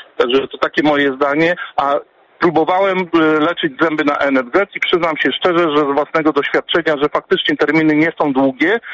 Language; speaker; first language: Polish; native; Polish